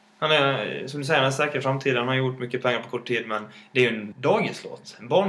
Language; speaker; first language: Swedish; native; Swedish